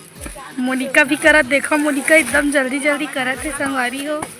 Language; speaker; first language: Hindi; non-native, local second language; Chhattisgarhi